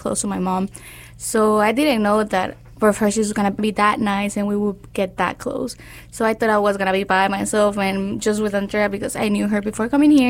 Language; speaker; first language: English; non-native, fluent; Spanish